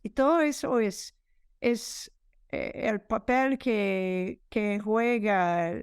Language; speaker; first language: Spanish; non-native, fluent; English